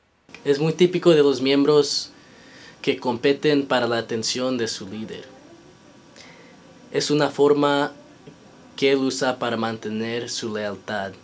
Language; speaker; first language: Spanish; non-native, learner; English